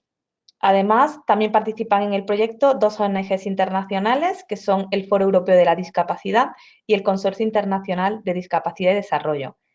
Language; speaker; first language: Spanish; native; Spanish